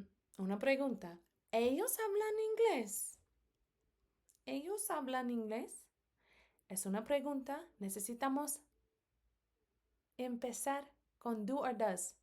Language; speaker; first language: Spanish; non-native, fluent; English